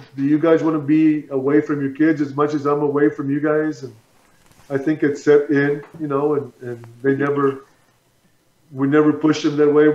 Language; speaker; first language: English; native; English